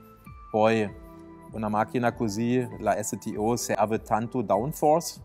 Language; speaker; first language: Italian; non-native, fluent; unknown